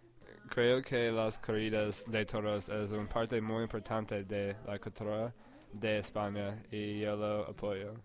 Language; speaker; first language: Spanish; non-native, learner; English